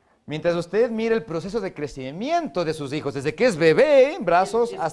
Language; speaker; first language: Spanish; native; Spanish